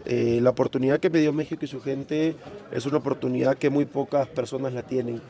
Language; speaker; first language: Spanish; native; Spanish